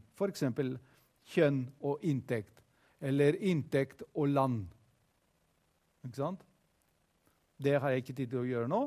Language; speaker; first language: Norwegian; non-native, fluent; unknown